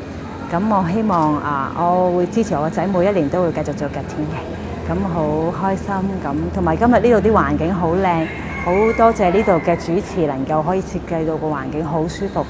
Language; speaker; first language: Cantonese; non-native, fluent; Thai